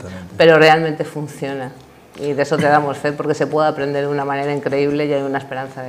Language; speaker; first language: Spanish; native; Spanish